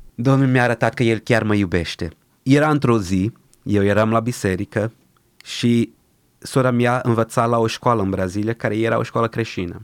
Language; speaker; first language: Romanian; early bilingual, other home language; Portuguese